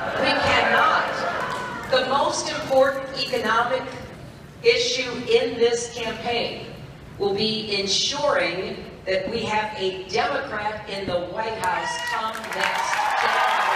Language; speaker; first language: English; native; English